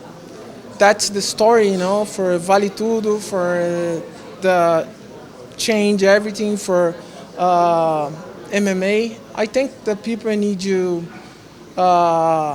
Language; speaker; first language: English; non-native, learner; Portuguese